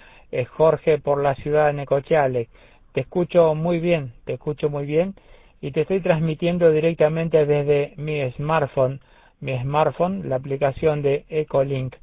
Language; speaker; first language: Spanish; native; Spanish